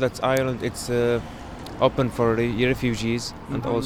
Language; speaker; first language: English; non-native, fluent; Arabic